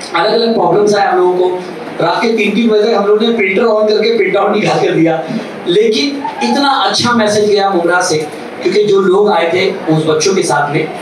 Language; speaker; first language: Hindi; native; Hindi